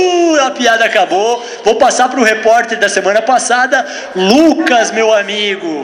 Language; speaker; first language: Portuguese; native; Portuguese